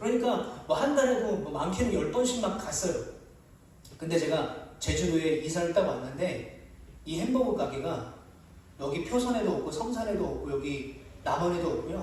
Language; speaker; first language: Korean; native; Korean